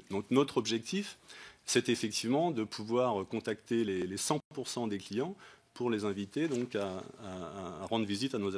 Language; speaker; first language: French; native; French